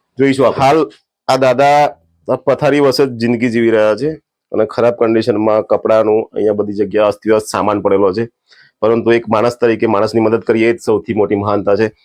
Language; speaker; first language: Gujarati; native; Gujarati